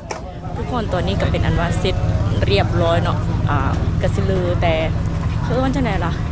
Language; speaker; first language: Thai; non-native, local second language; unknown